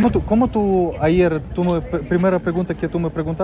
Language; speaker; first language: Spanish; non-native, learner; Russian